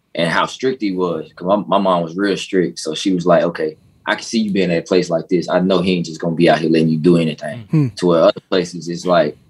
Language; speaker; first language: English; native; English